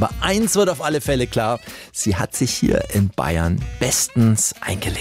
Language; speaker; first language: German; native; German